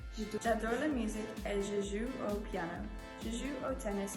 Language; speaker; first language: French; non-native, learner; English